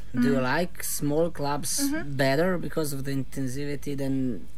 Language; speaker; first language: English; non-native, fluent; Slovenian